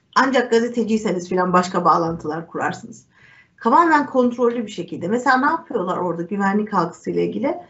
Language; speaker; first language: Turkish; native; Turkish